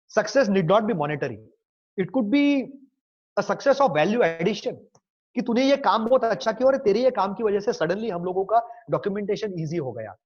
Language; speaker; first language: Hindi; non-native, local second language; Marathi